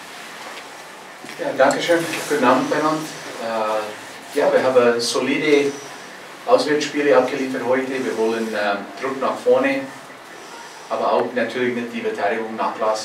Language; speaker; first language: German; non-native, fluent; English